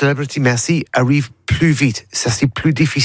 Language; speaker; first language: French; non-native, learner; English